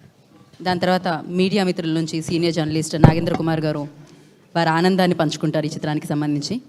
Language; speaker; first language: Telugu; native; Telugu